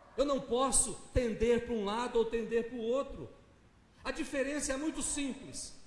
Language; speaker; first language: Portuguese; native; Portuguese